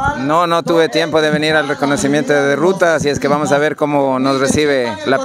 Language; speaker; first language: Spanish; native; Spanish